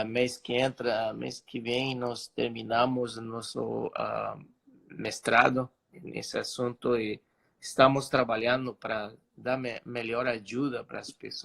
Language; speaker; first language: Portuguese; non-native, fluent; Spanish